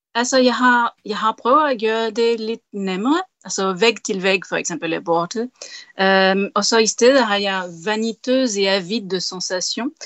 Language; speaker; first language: Danish; non-native, fluent; French